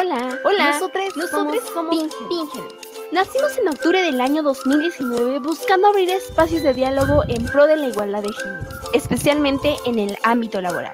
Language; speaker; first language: Spanish; native; Spanish